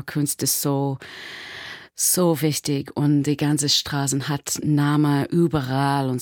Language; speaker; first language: German; non-native, learner; English